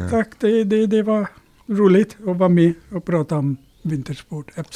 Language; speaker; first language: Swedish; non-native, fluent; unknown